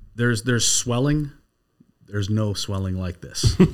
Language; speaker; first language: English; native; English